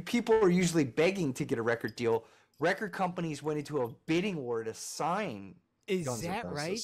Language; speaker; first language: English; native; English